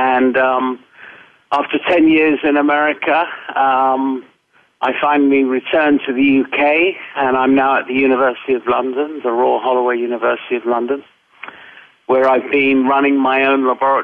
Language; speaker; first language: English; native; English